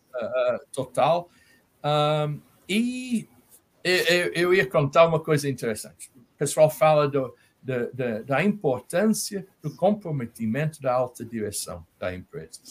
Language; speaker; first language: Portuguese; non-native, fluent; English